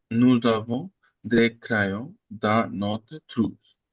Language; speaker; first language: French; non-native, learner; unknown